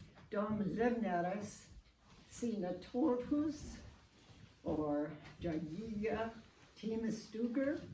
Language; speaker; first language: Swedish; non-native, learner; English